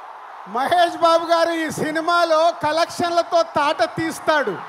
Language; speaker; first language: Telugu; native; Telugu